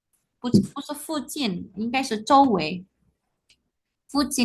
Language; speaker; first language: Chinese; non-native, fluent; Indonesian